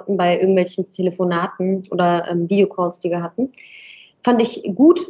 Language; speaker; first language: German; early bilingual, other home language; Arabic